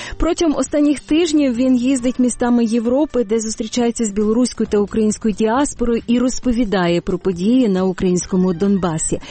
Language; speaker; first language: Ukrainian; native; Ukrainian